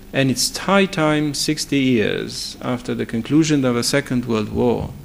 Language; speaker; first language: English; non-native, fluent; Romanian